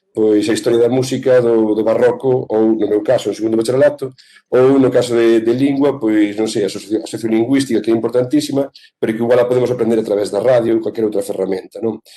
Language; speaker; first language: Galician; native; Galician